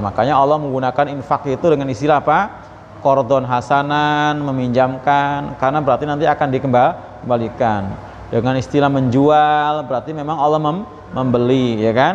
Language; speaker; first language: Indonesian; native; Indonesian